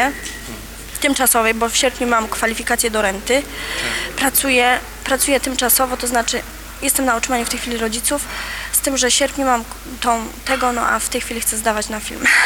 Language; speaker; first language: Polish; native; Polish